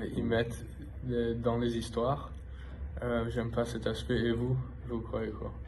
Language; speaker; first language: French; non-native, fluent; English